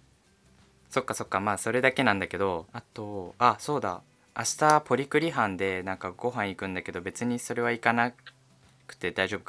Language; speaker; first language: Japanese; native; Japanese